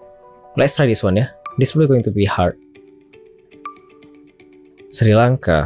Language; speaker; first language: English; non-native, learner; Indonesian